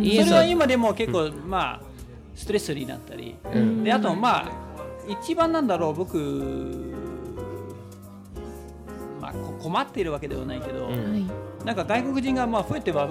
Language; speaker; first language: Japanese; non-native, fluent; Danish